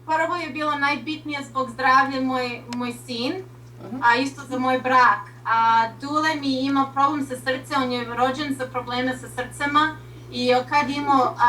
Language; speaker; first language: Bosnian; early bilingual, heritage; Serbian